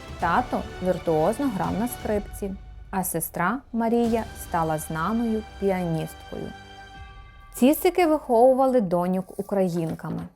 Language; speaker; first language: Ukrainian; native; Ukrainian